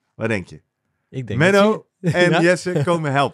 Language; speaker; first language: Dutch; native; Dutch